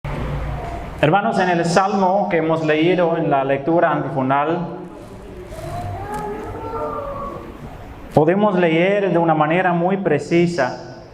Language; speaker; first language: Spanish; non-native, fluent; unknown